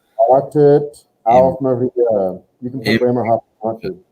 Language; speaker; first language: German; non-native, fluent; English